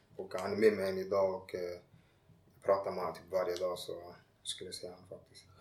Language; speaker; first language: Swedish; early bilingual, other home language; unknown